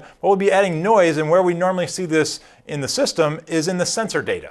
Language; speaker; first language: English; native; English